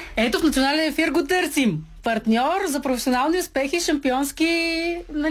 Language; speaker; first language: Bulgarian; native; Bulgarian